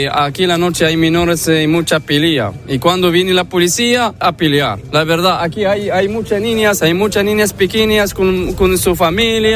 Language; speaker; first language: Spanish; non-native, learner; Arabic